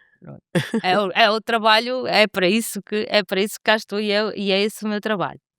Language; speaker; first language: Portuguese; native; Portuguese